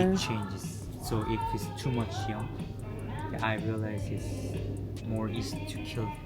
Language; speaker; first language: English; non-native, learner; Korean